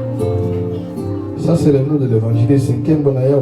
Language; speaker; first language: French; non-native, local second language; Lingala